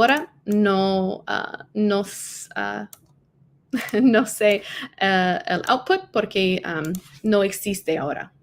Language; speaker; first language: Spanish; non-native, learner; English